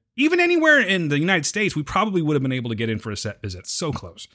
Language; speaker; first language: English; native; English